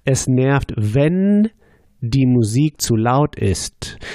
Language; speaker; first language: German; native; German